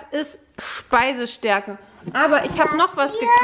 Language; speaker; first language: German; native; German